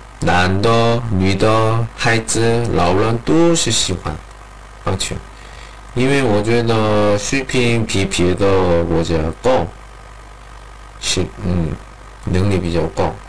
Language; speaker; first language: Chinese; non-native, learner; Korean